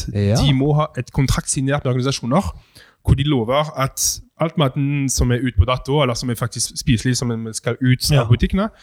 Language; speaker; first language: Norwegian; non-native, fluent; French